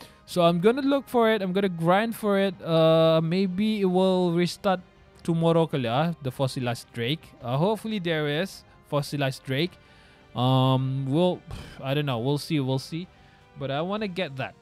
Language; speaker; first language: English; non-native, local second language; Malay